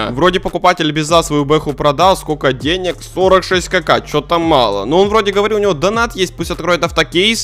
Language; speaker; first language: Russian; native; Russian